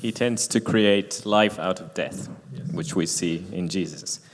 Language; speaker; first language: English; non-native, fluent; Finnish